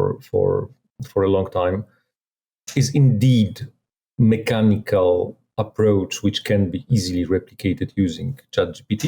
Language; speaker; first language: English; non-native, fluent; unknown